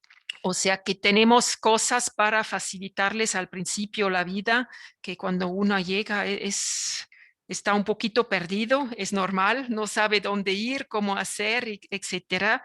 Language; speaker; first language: Spanish; non-native, fluent; French